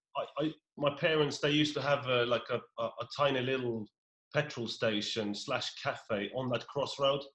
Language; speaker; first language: English; non-native, fluent; Norwegian